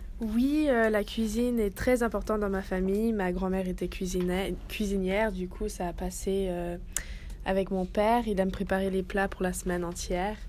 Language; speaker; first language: French; early bilingual, heritage; French